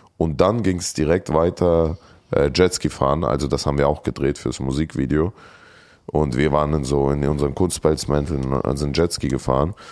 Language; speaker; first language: German; early bilingual, other home language; Russian